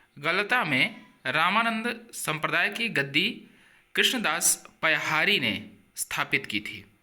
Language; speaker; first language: Hindi; native; Hindi